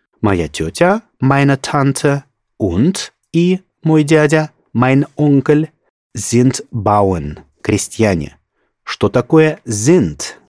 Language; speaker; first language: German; non-native, learner; Russian